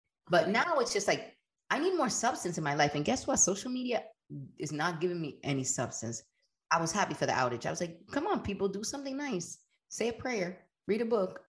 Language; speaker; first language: English; early bilingual, other home language; Spanish